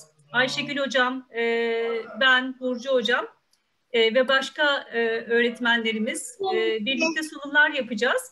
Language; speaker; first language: Turkish; native; Turkish